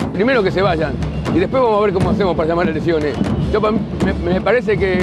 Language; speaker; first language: Spanish; native; Spanish